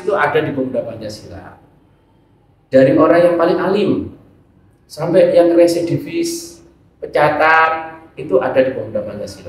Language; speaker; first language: Indonesian; native; Indonesian